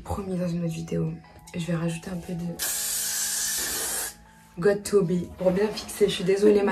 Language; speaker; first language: French; native; French